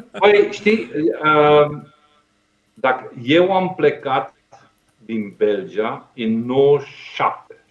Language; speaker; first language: Romanian; non-native, fluent; Dutch